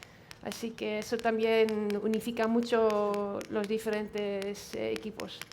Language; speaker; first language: Spanish; non-native, fluent; Dutch